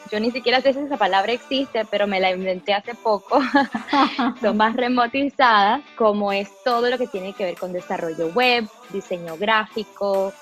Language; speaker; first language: Spanish; early bilingual, other home language; Portuguese